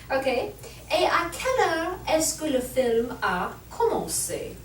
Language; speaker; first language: French; non-native, learner; English